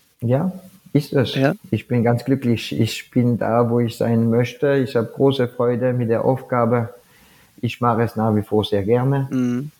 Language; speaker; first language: German; non-native, fluent; French